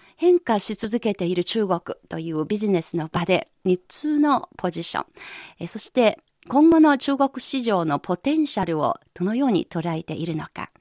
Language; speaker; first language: Japanese; non-native, fluent; Chinese